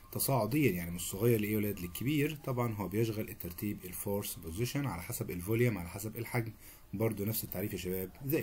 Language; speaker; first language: Arabic; native; Arabic